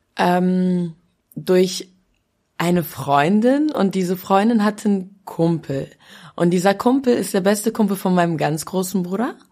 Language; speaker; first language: German; early bilingual, other home language; Albanian